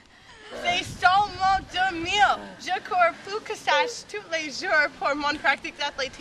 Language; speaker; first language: French; non-native, learner; English